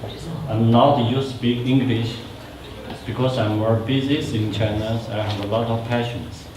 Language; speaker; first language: English; non-native, learner; Chinese